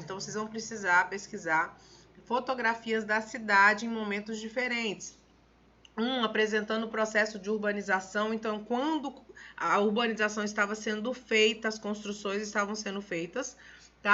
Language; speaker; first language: Portuguese; native; Portuguese